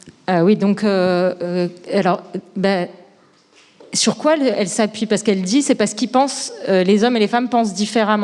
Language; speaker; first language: French; native; French